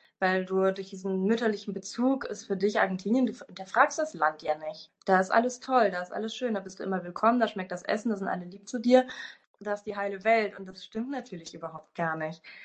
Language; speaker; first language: German; native; German